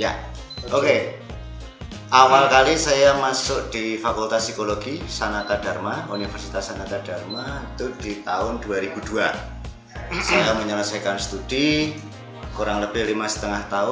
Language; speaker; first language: Indonesian; non-native, local second language; Javanese